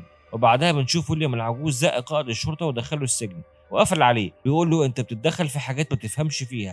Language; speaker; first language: Arabic; native; Arabic